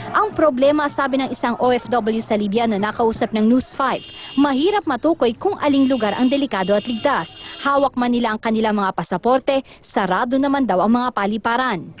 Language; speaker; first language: Filipino; native; Filipino